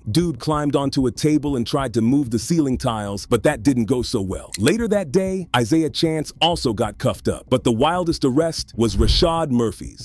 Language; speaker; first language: English; native; English